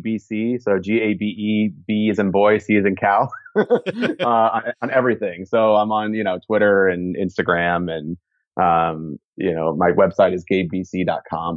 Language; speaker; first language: English; native; English